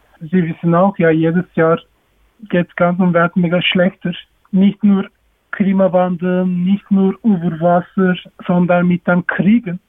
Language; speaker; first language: German; non-native, learner; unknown